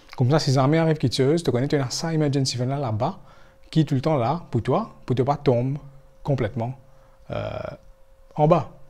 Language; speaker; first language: French; non-native, local second language; Morisyen